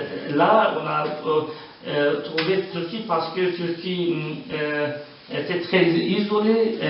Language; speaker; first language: French; non-native, learner; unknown